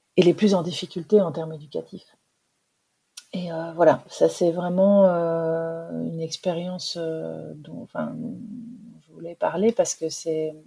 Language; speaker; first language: French; native; French